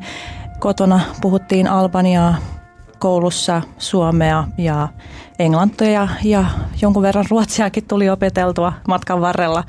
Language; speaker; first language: Finnish; early bilingual, other home language; Albanian